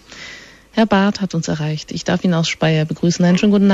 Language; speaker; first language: German; native; German